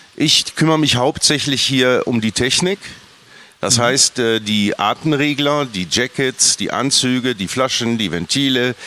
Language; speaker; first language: German; native; German